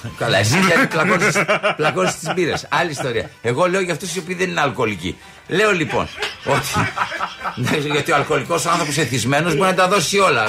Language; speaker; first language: Greek; native; Greek